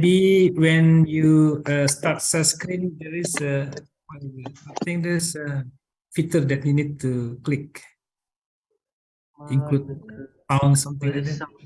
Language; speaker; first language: English; non-native, learner; Indonesian